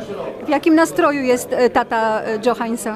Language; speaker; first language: Polish; native; Polish